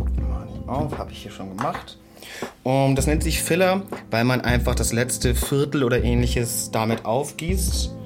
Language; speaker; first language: German; native; German